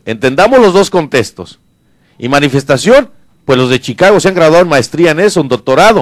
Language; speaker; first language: Spanish; native; Spanish